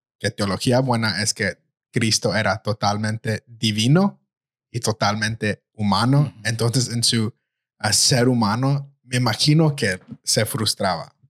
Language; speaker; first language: Spanish; early bilingual, heritage; Spanish